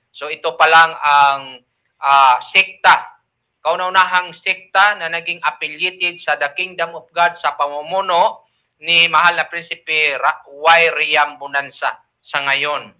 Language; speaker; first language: Filipino; non-native, local second language; Cebuano